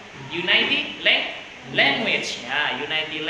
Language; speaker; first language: English; non-native, learner; Indonesian